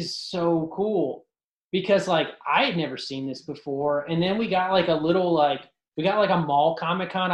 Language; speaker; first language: English; native; English